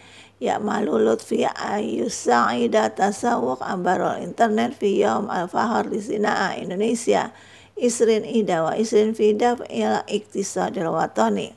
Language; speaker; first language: Arabic; non-native, fluent; Indonesian